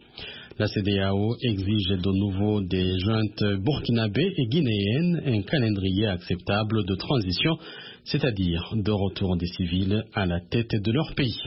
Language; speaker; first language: French; non-native, local second language; Rundi